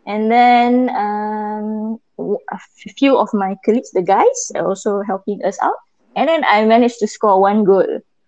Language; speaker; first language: English; non-native, local second language; Malay